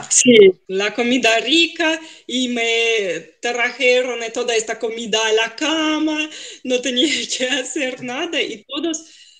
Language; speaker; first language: Spanish; non-native, fluent; Russian